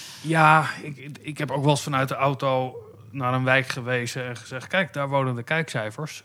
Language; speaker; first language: Dutch; native; Dutch